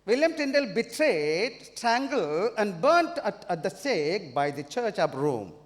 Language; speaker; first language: English; non-native, local second language; Tamil